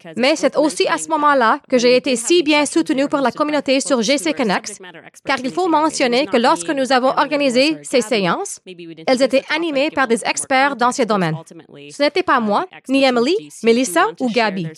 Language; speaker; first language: French; native; French